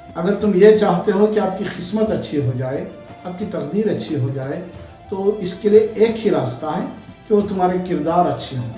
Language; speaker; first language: Urdu; native; Urdu